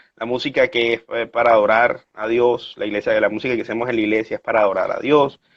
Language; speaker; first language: Spanish; native; Spanish